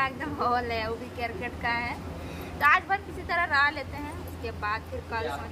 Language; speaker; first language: Hindi; native; Hindi